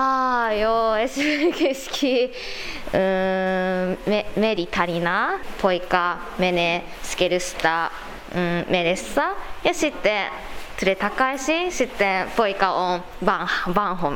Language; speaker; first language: Finnish; non-native, learner; Japanese